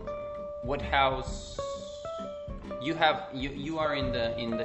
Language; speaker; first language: English; non-native, fluent; Spanish